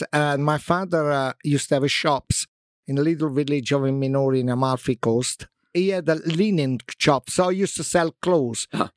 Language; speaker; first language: English; non-native, fluent; Italian